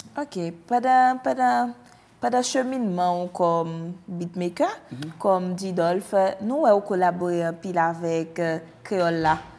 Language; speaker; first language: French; non-native, local second language; Haitian Creole